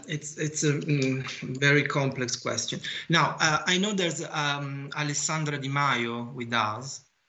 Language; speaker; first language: English; non-native, fluent; Italian